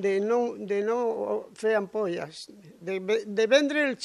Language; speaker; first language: Catalan; non-native, local second language; Spanish